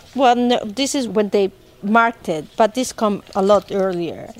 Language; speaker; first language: English; non-native, fluent; Spanish